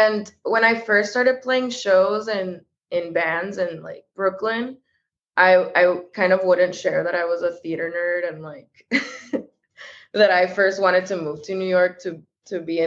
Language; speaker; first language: English; early bilingual, other home language; Spanish